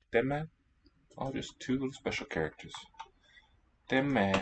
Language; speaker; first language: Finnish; non-native, learner; English